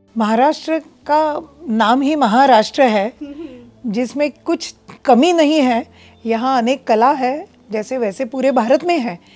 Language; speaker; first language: Hindi; non-native, local second language; Marathi